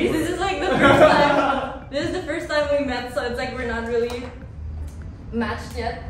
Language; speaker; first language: English; non-native, fluent; Indonesian